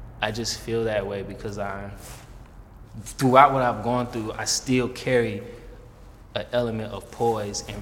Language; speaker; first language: English; native; English